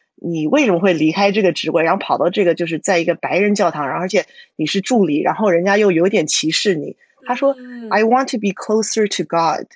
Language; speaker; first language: Chinese; native; Chinese